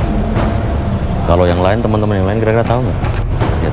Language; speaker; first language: Indonesian; native; Indonesian